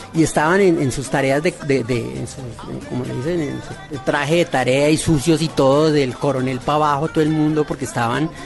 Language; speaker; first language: Spanish; native; Spanish